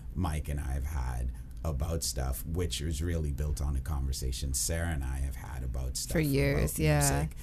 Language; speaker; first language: English; early bilingual, other home language; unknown